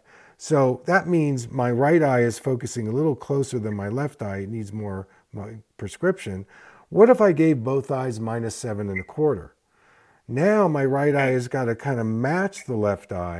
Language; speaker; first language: English; native; English